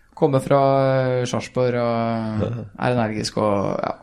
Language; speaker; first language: Norwegian; early bilingual, other home language; Swedish